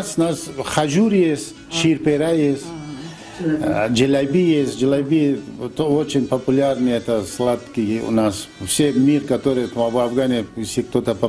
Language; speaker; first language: Russian; non-native, fluent; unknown